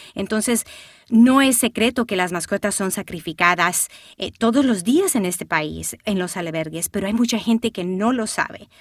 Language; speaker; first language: Spanish; early bilingual, heritage; Spanish